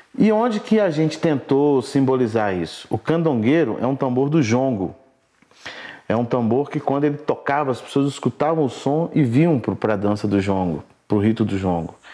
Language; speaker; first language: Portuguese; native; Portuguese